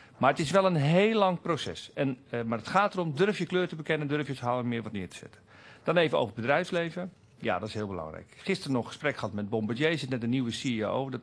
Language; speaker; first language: Dutch; native; Dutch